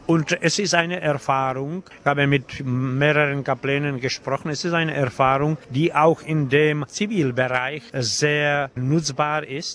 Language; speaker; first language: German; non-native, fluent; Czech